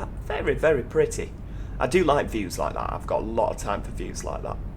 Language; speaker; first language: English; native; English